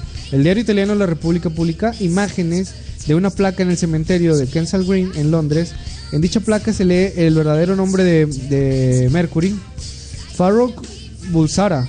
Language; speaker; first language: Spanish; native; Spanish